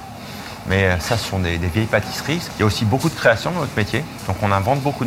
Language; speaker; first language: French; native; French